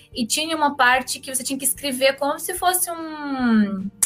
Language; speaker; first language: Portuguese; non-native, fluent; Russian